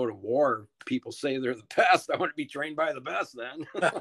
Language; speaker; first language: English; native; English